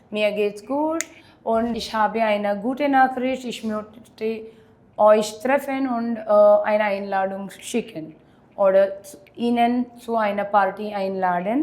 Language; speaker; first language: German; non-native, learner; Hindi